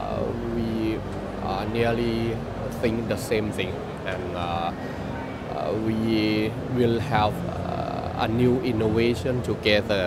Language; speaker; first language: English; non-native, learner; Thai